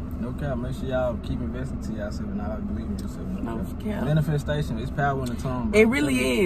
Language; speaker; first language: English; native; English